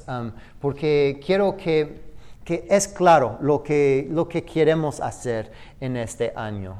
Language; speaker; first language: Spanish; non-native, fluent; English